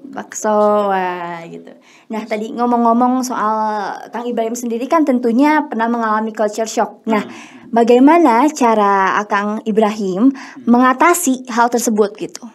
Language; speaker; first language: Indonesian; native; Indonesian